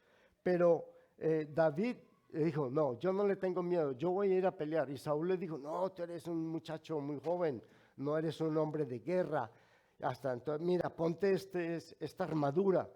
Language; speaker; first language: Spanish; native; Spanish